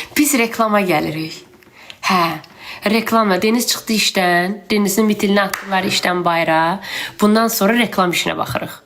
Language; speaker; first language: Azerbaijani; native; Azerbaijani